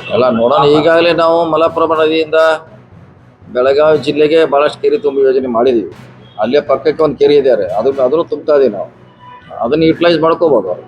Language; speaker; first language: Kannada; native; Kannada